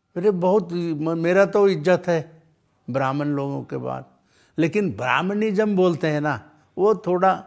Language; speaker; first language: Hindi; non-native, local second language; Kannada